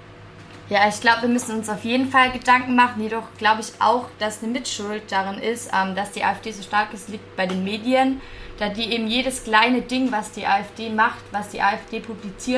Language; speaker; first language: German; native; German